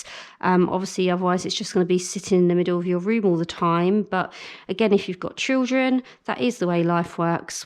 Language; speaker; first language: English; native; English